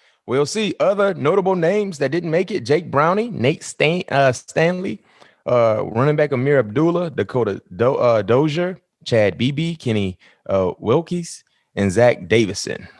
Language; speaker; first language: English; native; English